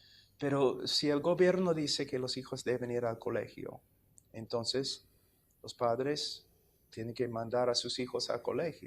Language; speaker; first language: Spanish; non-native, fluent; English